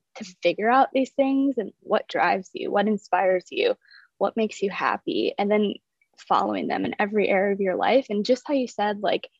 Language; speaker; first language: English; native; English